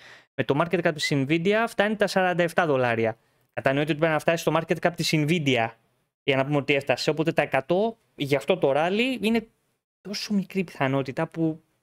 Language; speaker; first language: Greek; native; Greek